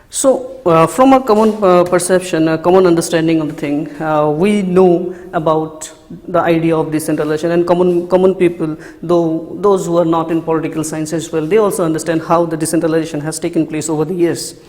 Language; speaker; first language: English; non-native, local second language; Assamese